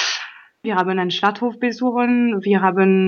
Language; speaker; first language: German; non-native, learner; French